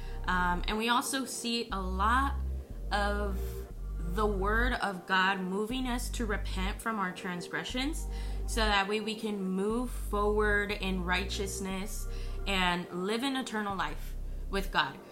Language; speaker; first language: English; early bilingual, other home language; Spanish